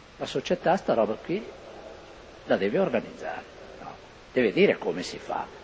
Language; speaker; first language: Italian; native; Italian